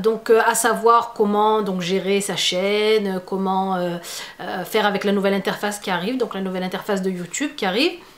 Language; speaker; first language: French; native; French